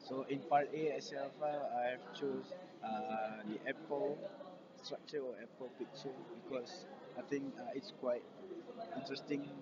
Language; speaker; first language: English; non-native, learner; Malay